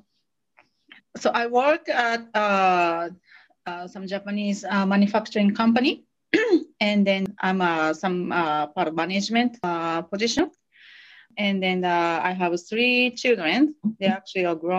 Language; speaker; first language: English; non-native, fluent; Japanese